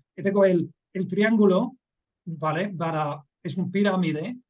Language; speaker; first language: Spanish; non-native, fluent; English